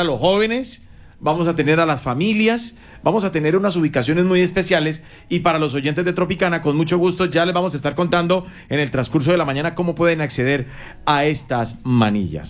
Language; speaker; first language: Spanish; native; Spanish